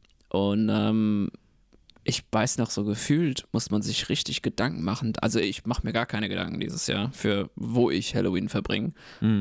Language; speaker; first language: German; non-native, fluent; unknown